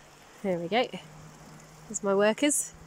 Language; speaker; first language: English; native; English